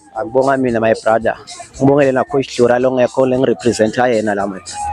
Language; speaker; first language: Zulu; non-native, local second language; Swati